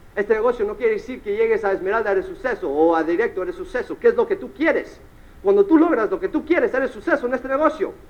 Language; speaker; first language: Spanish; early bilingual, heritage; Spanish